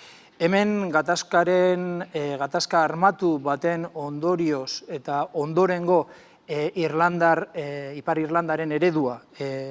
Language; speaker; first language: Basque; native; Basque